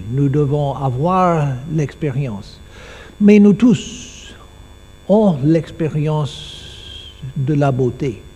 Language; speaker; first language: French; non-native, learner; English